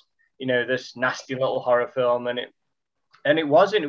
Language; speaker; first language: English; native; English